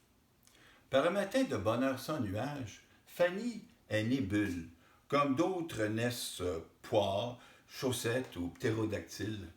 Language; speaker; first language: French; native; French